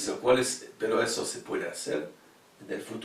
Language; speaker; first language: Spanish; non-native, fluent; French